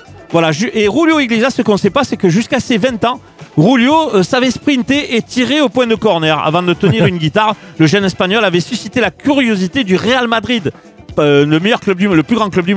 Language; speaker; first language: French; native; French